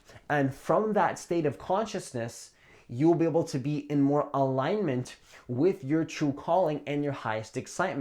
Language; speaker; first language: English; native; English